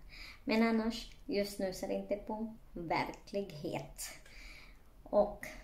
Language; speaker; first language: Swedish; non-native, learner; Filipino